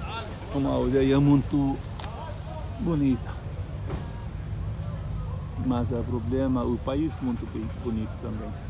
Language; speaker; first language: Portuguese; non-native, local second language; Arabic